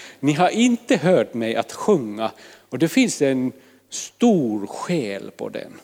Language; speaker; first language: Swedish; non-native, fluent; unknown